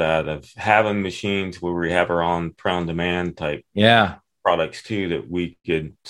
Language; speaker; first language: English; native; English